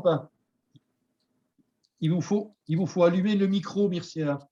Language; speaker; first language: French; native; French